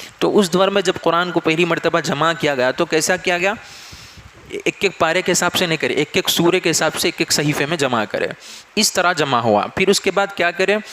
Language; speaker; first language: Urdu; native; Urdu